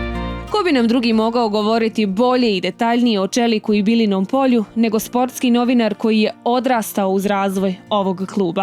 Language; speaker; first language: Bosnian; native; Bosnian